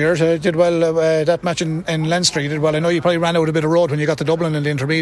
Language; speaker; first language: English; native; English